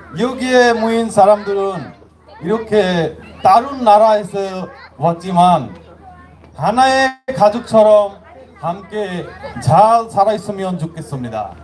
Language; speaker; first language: Korean; non-native, fluent; Bangla